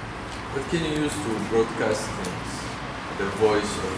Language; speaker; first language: English; non-native, fluent; Arabic